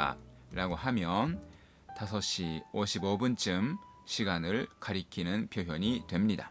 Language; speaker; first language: Korean; non-native, fluent; Japanese